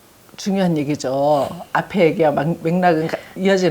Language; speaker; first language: Korean; native; Korean